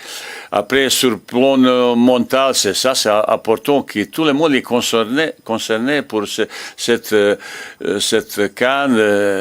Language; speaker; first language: French; non-native, learner; Bosnian